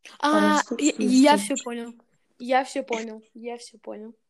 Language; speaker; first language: Russian; early bilingual, heritage; Russian